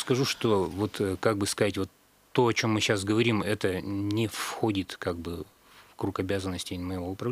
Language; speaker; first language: Russian; native; Russian